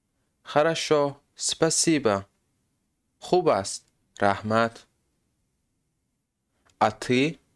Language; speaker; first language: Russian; non-native, local second language; Tajik